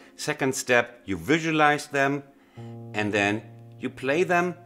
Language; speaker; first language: English; non-native, fluent; German